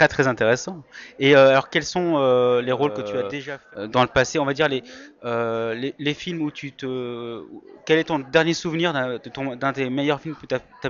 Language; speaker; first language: French; native; French